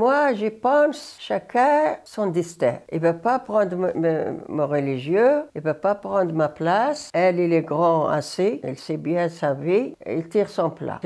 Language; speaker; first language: French; non-native, learner; Arabic